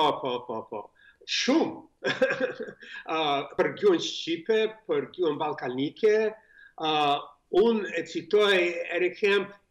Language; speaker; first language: Albanian; non-native, fluent; English